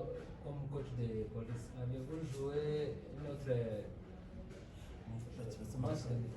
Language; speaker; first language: French; non-native, learner; Kinyarwanda